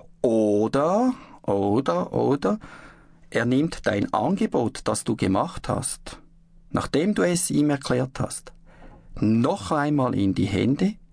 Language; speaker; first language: German; native; German